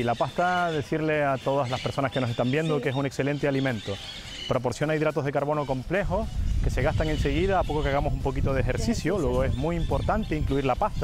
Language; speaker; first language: Spanish; native; Spanish